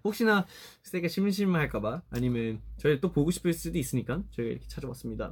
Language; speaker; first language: Korean; early bilingual, heritage; Korean